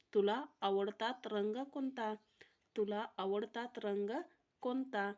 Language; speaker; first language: Marathi; non-native, local second language; Kannada